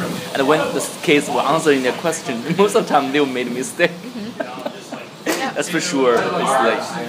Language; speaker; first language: English; non-native, fluent; Chinese